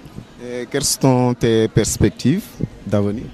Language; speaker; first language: French; non-native, fluent; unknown